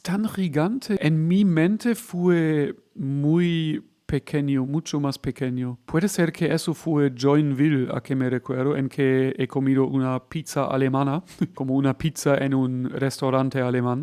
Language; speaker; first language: Spanish; non-native, fluent; German